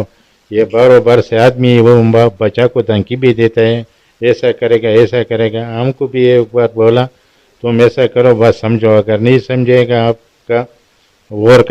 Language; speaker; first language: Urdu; non-native, local second language; Pashto